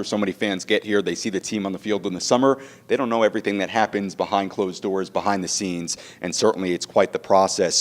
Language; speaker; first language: English; native; English